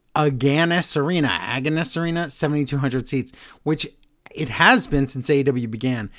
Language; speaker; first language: English; early bilingual, other home language; Spanish